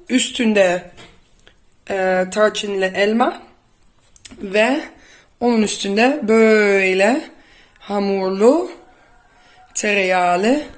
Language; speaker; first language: Turkish; non-native, fluent; Dutch